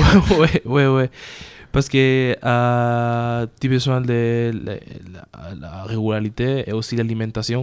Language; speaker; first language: French; non-native, learner; Spanish